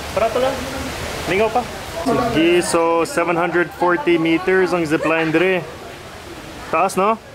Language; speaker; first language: Cebuano; non-native, fluent; English